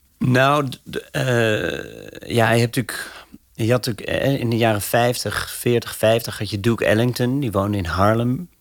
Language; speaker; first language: Dutch; native; Dutch